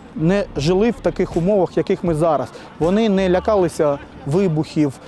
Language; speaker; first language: Ukrainian; native; Ukrainian